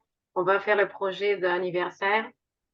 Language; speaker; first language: French; non-native, fluent; Spanish